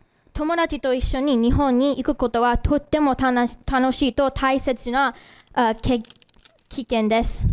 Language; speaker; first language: Japanese; non-native, learner; English